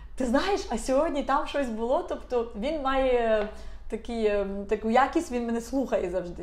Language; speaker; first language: Ukrainian; non-native, local second language; Russian